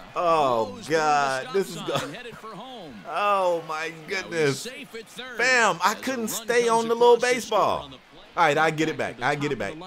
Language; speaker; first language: English; native; English